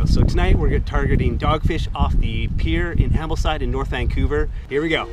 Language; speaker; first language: English; native; English